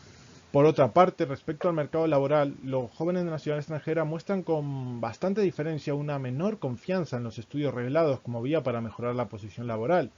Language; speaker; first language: Spanish; native; Spanish